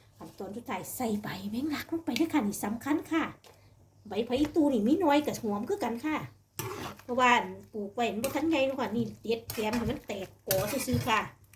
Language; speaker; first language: Thai; native; Thai